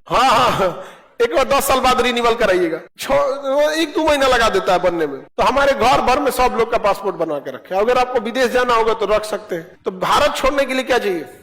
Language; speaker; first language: Hindi; native; Hindi